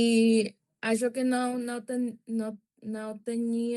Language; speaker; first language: Portuguese; non-native, learner; Spanish